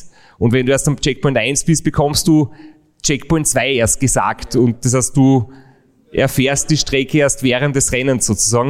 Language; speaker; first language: German; native; German